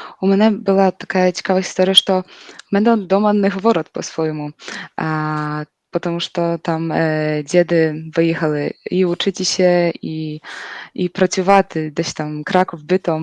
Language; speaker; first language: Ukrainian; non-native, local second language; Polish